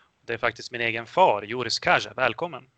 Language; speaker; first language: Swedish; early bilingual, other home language; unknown